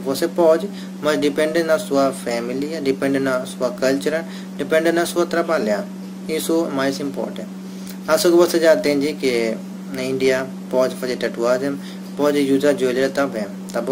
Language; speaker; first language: Portuguese; non-native, learner; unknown